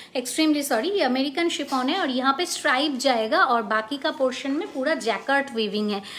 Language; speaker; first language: Hindi; non-native, local second language; Bangla